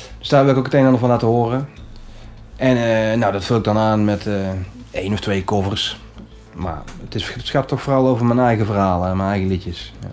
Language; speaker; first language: Dutch; native; Dutch